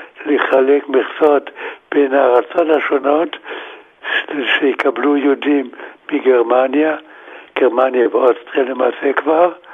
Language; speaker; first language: Hebrew; non-native, fluent; German